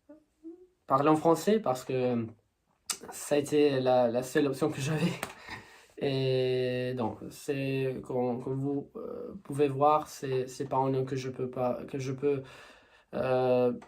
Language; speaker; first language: French; non-native, learner; Spanish